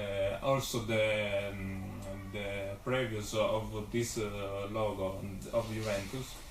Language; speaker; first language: English; non-native, learner; Italian